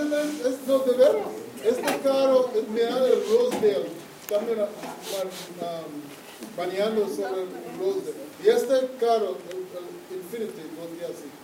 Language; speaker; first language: Spanish; non-native, fluent; English